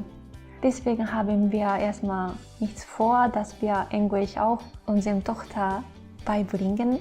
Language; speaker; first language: German; non-native, fluent; Japanese